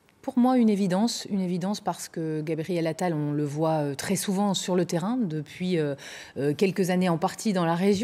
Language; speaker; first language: French; native; French